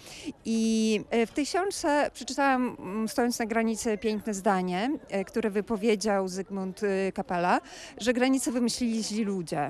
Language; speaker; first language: Polish; non-native, fluent; Ukrainian